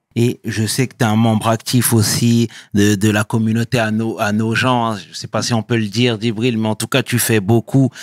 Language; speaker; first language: French; native; French